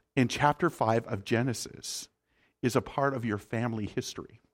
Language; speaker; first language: English; native; English